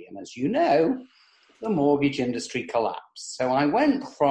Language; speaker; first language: English; native; English